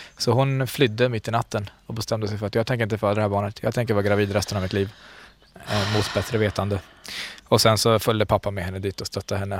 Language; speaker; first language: Swedish; early bilingual, other home language; Central Kurdish